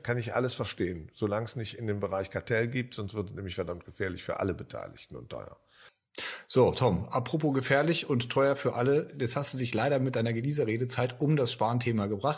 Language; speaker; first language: German; native; German